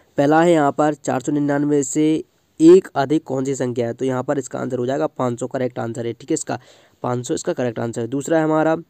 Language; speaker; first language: Hindi; native; Hindi